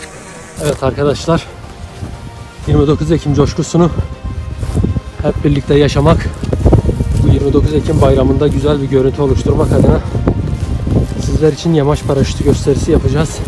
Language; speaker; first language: Turkish; native; Turkish